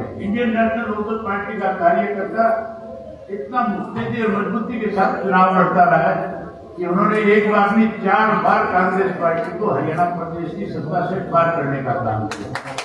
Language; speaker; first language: Hindi; native; Hindi